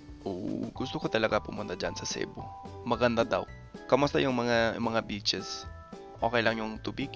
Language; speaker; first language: Filipino; non-native, fluent; English